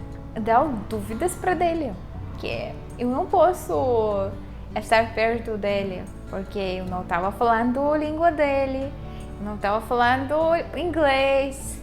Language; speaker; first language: Portuguese; non-native, fluent; Russian